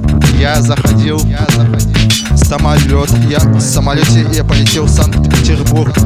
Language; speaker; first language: Russian; non-native, learner; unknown